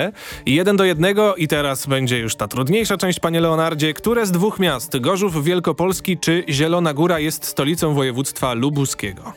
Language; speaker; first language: Polish; native; Polish